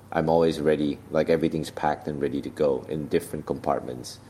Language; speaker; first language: English; native; English